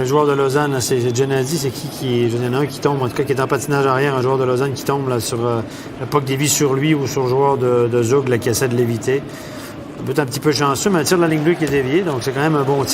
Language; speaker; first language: French; native; French